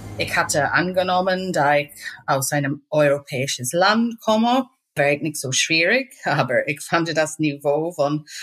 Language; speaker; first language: German; non-native, fluent; English